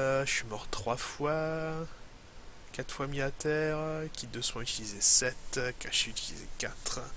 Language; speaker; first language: French; native; French